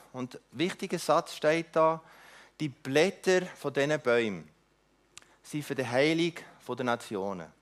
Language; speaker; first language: German; non-native, fluent; Afrikaans